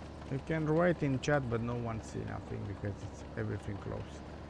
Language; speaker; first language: English; non-native, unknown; Italian